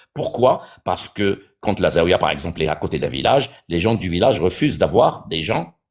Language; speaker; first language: French; non-native, local second language; Arabic